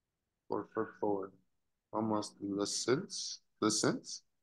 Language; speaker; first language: Portuguese; non-native, learner; English